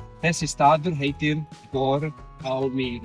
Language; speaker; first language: Icelandic; non-native, fluent; Swedish